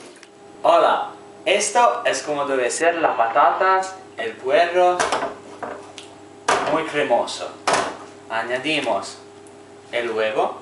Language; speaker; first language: Spanish; non-native, fluent; Italian